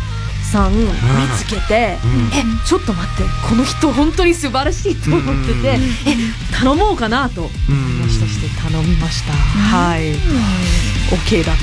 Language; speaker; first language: Japanese; non-native, learner; English